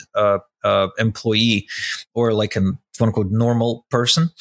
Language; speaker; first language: English; non-native, fluent; Russian